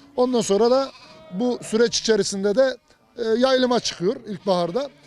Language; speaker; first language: Turkish; native; Turkish